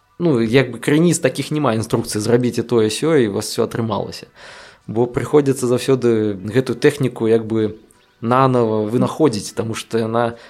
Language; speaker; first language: Belarusian; non-native, local second language; Russian